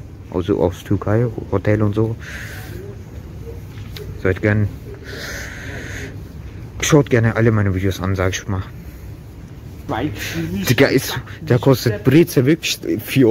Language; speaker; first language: German; early bilingual, other home language; Turkish